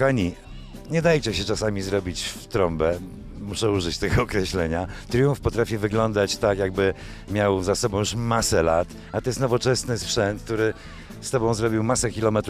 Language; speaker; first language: Polish; native; Polish